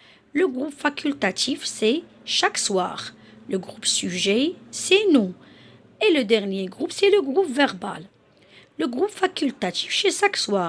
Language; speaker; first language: French; non-native, local second language; Arabic